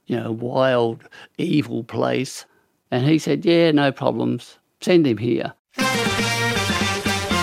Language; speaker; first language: English; native; English